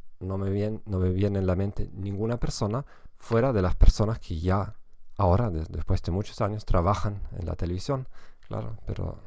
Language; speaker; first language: Spanish; non-native, fluent; German